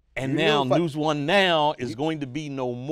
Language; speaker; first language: English; native; English